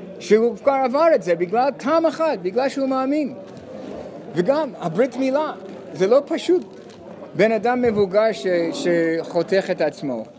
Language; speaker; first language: Hebrew; non-native, fluent; English